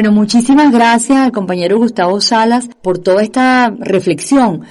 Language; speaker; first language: Spanish; native; Spanish